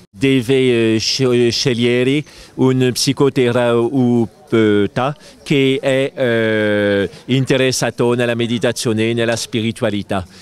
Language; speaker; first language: Italian; non-native, learner; French